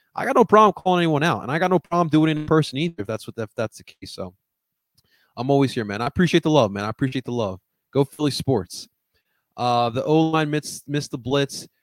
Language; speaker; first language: English; early bilingual, other home language; Spanish